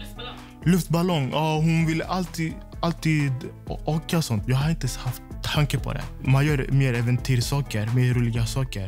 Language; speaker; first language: Swedish; non-native, fluent; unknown